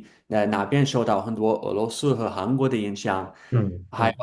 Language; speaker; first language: Chinese; non-native, fluent; English